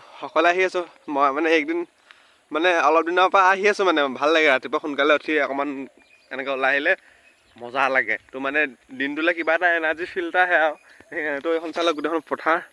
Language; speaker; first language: Assamese; native; Assamese